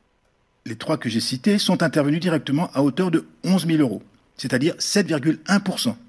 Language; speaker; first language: French; native; French